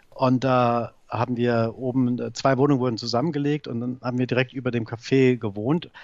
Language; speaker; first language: German; native; German